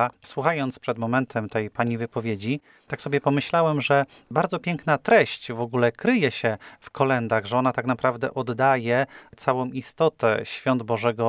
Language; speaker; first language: Polish; native; Polish